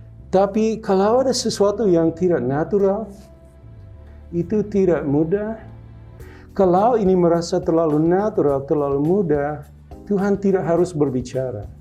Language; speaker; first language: Indonesian; non-native, local second language; English